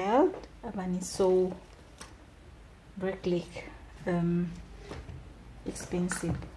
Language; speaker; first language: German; non-native, learner; Filipino